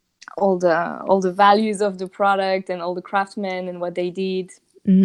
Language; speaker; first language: English; non-native, fluent; French